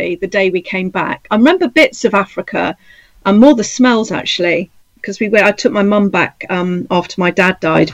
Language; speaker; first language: English; native; English